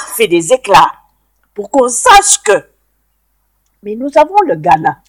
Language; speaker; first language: French; non-native, local second language; Wolof